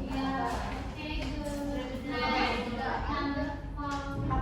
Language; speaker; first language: English; non-native, learner; Indonesian